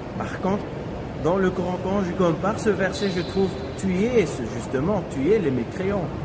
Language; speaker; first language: French; non-native, local second language; Kabyle